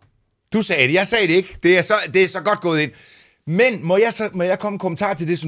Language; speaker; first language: Danish; native; Danish